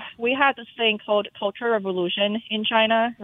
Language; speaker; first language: English; non-native, fluent; Chinese